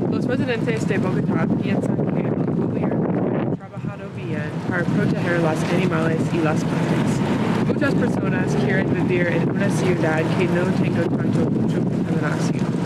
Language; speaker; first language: Spanish; non-native, learner; English